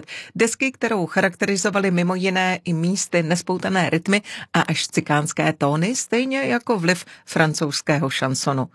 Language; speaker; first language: Czech; native; Czech